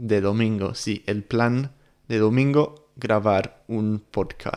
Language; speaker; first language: Spanish; non-native, fluent; English